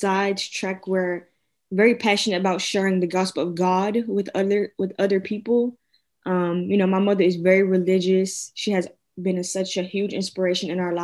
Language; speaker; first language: English; native; English